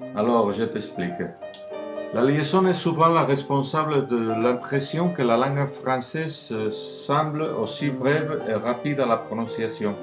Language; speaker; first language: French; non-native, learner; Spanish